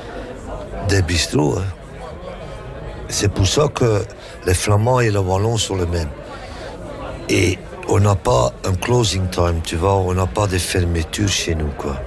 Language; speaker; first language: French; non-native, local second language; Dutch